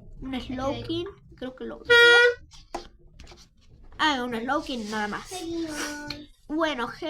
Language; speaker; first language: Spanish; native; Spanish